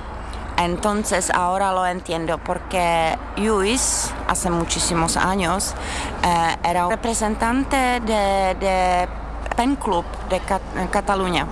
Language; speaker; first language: Spanish; non-native, learner; Czech